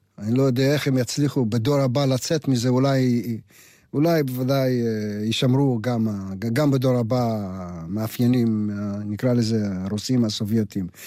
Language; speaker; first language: Hebrew; non-native, fluent; Russian